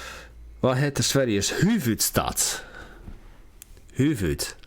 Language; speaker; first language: Swedish; non-native, learner; Dutch